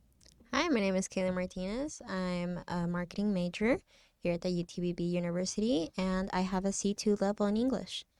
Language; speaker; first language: English; non-native, fluent; Spanish